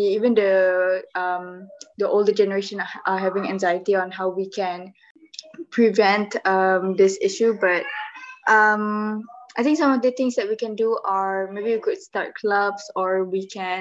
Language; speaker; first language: English; non-native, local second language; Malay